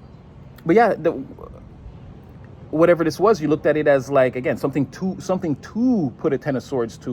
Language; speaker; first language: English; native; English